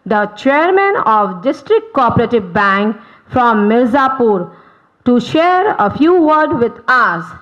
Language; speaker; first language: English; non-native, local second language; Hindi